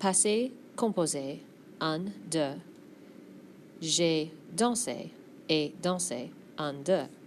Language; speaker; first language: French; non-native, fluent; English